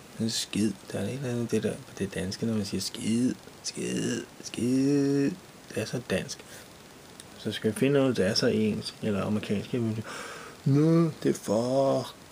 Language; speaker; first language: Danish; native; Danish